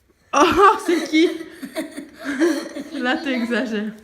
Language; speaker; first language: French; native; French